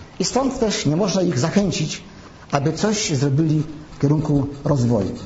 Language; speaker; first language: Polish; native; Polish